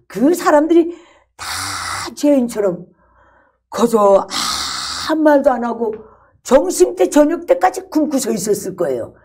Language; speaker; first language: Korean; native; Korean